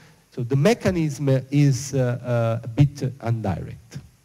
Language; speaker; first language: English; non-native, fluent; Italian